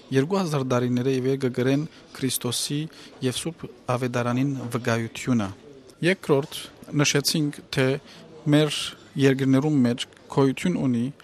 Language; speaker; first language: Armenian; native; Armenian